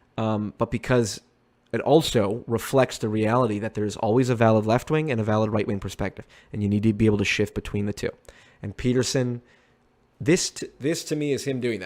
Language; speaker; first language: English; native; English